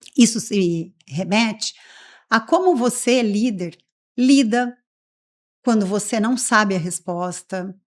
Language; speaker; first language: Portuguese; native; Portuguese